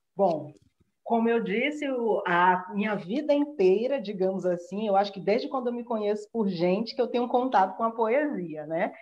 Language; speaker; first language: Portuguese; native; Portuguese